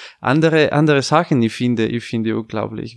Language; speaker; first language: German; non-native, fluent; Italian